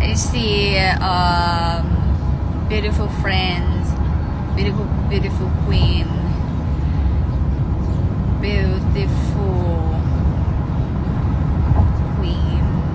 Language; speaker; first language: English; non-native, learner; Thai